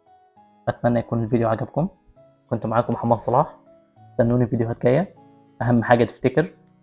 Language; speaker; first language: Arabic; native; Arabic